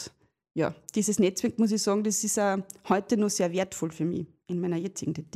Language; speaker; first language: German; native; German